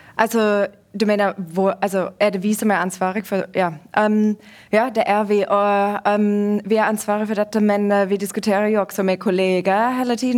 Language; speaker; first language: Norwegian; non-native, fluent; German